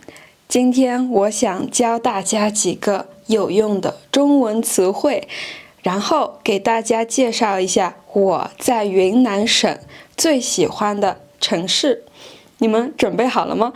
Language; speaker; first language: Chinese; non-native, fluent; French